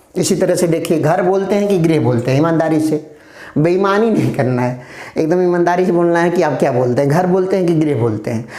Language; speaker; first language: Hindi; native; Hindi